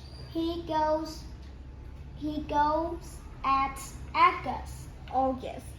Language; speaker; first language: English; non-native, learner; Vietnamese